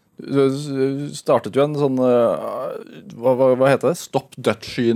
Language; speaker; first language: Norwegian; native; Norwegian